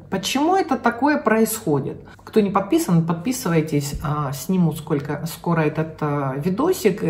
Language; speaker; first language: Russian; native; Russian